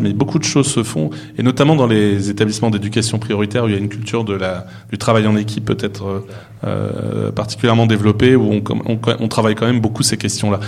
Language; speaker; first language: French; native; French